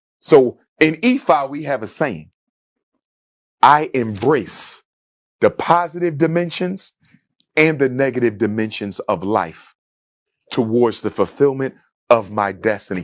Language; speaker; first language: English; native; English